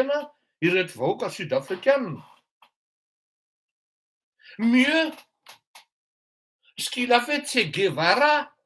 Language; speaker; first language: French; non-native, local second language; Malagasy